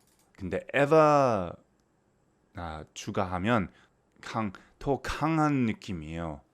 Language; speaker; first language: Korean; non-native, fluent; English